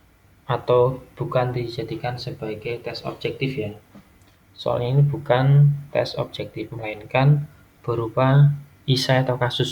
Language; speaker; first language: Indonesian; native; Indonesian